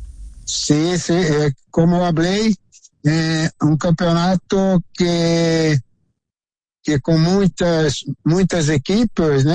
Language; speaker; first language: Spanish; non-native, learner; Portuguese